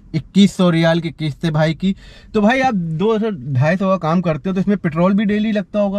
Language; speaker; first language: Hindi; native; Hindi